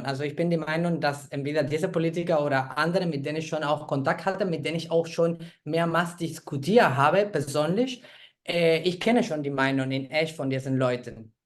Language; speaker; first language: German; non-native, fluent; Spanish